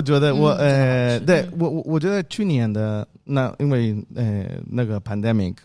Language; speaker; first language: Chinese; non-native, learner; Spanish